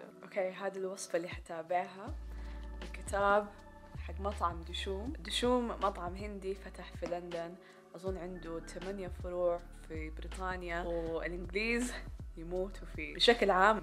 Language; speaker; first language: Arabic; native; Arabic